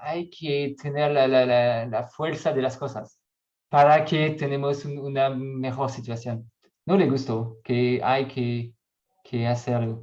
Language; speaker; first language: Spanish; non-native, learner; French